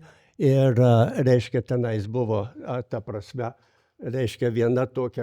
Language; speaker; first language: Lithuanian; native; Lithuanian